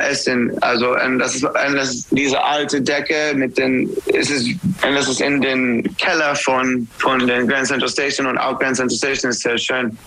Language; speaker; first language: German; non-native, fluent; English